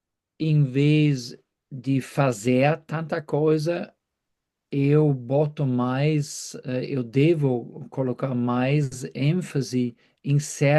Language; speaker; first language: Portuguese; non-native, fluent; German